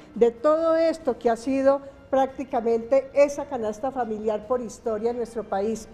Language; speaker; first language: Spanish; native; Spanish